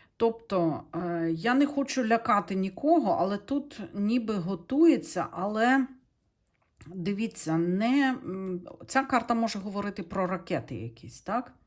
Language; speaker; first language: Ukrainian; non-native, local second language; Russian